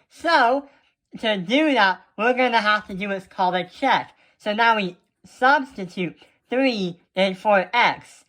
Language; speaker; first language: English; native; English